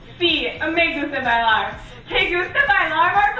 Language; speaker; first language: Spanish; non-native, learner; English